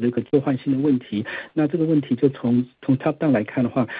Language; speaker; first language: Chinese; native; Chinese